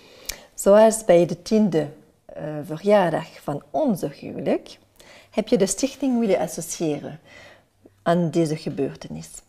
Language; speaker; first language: Dutch; non-native, local second language; French